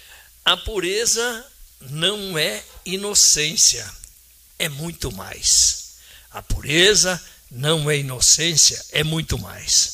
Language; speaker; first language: Portuguese; native; Portuguese